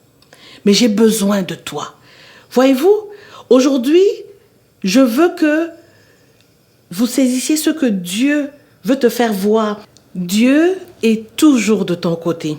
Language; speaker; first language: French; native; French